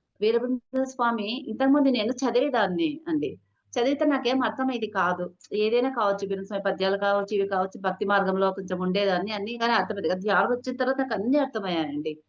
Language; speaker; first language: Telugu; non-native, local second language; Hindi